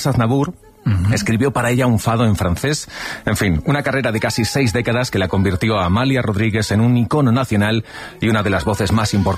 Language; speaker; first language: Spanish; native; Spanish